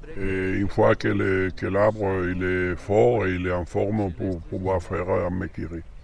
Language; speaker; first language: French; non-native, learner; Spanish